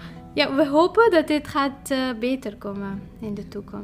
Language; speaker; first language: Dutch; non-native, fluent; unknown